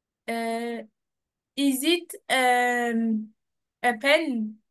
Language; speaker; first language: English; non-native, learner; French